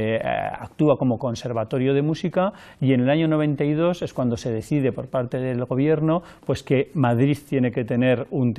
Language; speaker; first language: Spanish; native; Spanish